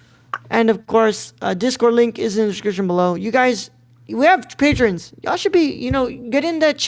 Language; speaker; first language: English; native; English